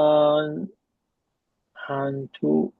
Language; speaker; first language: Korean; non-native, learner; Cantonese